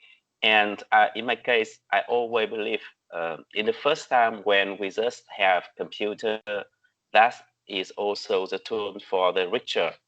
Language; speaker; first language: English; non-native, learner; Vietnamese